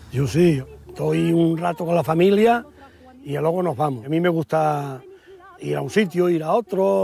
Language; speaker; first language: Spanish; native; Spanish